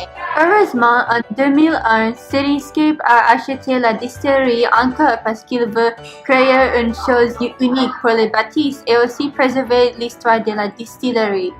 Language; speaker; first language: French; non-native, local second language; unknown